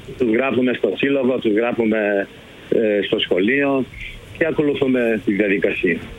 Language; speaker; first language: Greek; early bilingual, heritage; Greek